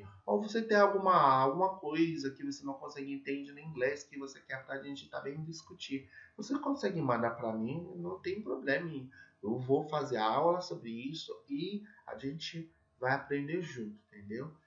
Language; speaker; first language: Portuguese; non-native, fluent; English